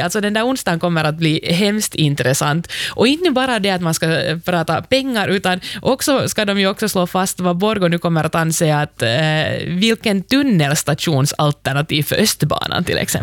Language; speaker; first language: Swedish; native; Swedish